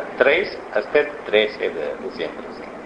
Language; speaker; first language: Spanish; non-native, learner; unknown